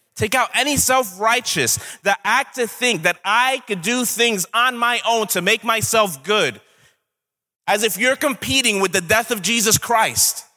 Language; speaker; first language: English; native; English